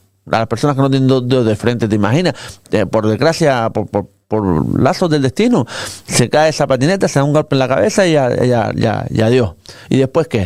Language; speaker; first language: Spanish; native; Spanish